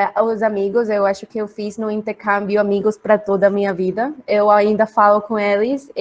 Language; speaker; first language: Portuguese; non-native, learner; Spanish